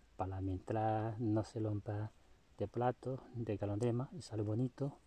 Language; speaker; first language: Spanish; non-native, learner; Chinese